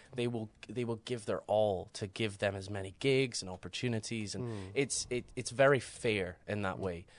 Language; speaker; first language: English; native; English